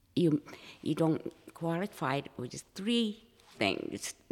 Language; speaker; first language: English; non-native, fluent; Japanese